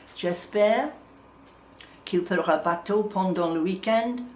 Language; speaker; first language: French; non-native, learner; English